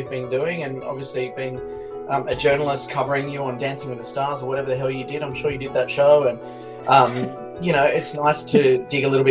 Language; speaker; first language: English; native; English